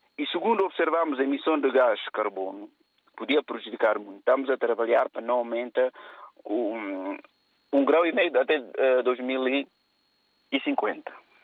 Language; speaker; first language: Portuguese; non-native, local second language; Upper Guinea Crioulo